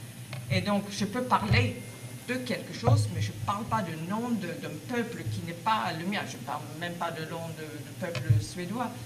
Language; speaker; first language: French; non-native, fluent; Swedish